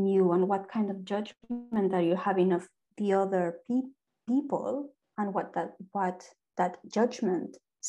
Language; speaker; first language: English; non-native, fluent; Spanish